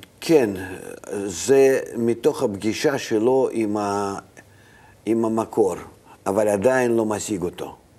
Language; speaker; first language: Hebrew; non-native, fluent; Russian